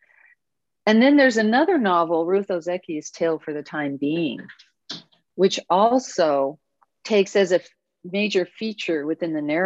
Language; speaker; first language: English; native; English